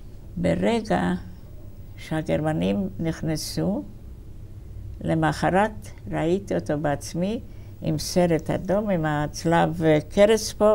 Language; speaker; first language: Hebrew; non-native, fluent; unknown